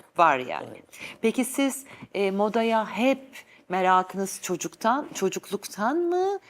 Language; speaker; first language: Turkish; native; Turkish